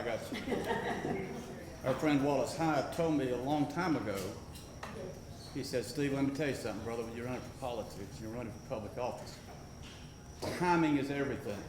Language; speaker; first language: English; native; English